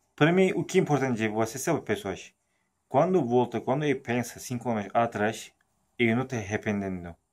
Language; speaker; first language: Portuguese; non-native, learner; Turkish